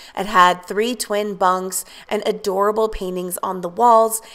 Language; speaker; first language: English; native; English